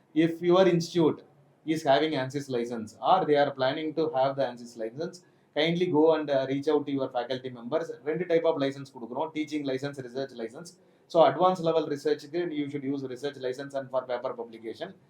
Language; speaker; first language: English; non-native, local second language; Tamil